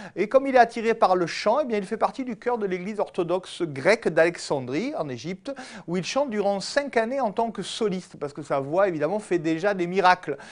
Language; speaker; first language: French; native; French